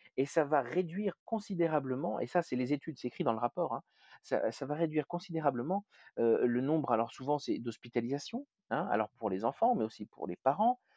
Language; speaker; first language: French; native; French